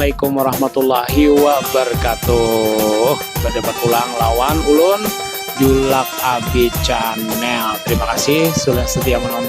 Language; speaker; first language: Indonesian; non-native, local second language; Banjar